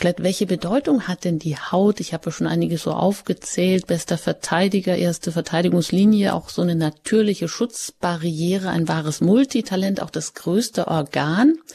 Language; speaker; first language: German; native; German